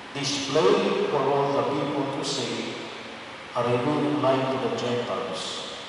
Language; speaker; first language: English; non-native, local second language; Filipino